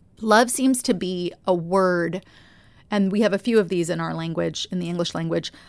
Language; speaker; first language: English; native; English